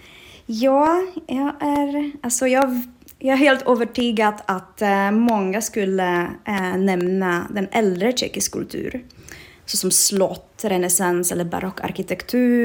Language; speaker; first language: Swedish; non-native, fluent; Czech